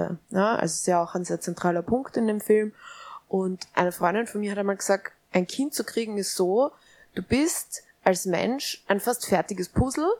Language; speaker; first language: German; native; German